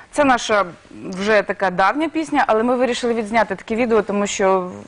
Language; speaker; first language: Ukrainian; native; Ukrainian